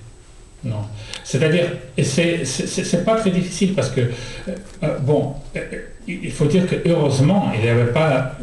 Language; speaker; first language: French; non-native, fluent; Russian